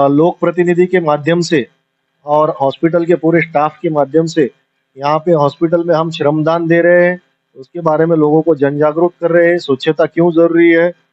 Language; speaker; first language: Hindi; non-native, local second language; Marathi